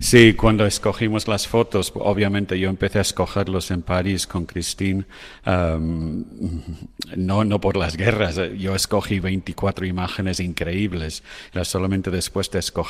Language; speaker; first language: Spanish; non-native, fluent; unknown